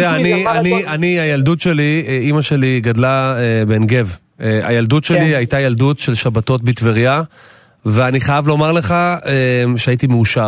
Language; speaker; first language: Hebrew; native; Hebrew